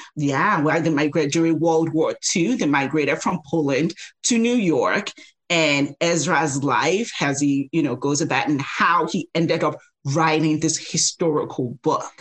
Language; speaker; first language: English; non-native, local second language; Yoruba